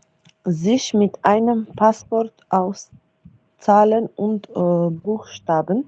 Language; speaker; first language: German; non-native, learner; Macedonian